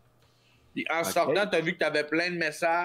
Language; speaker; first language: French; native; French